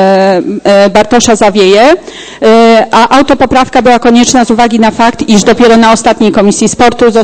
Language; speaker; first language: Polish; native; Polish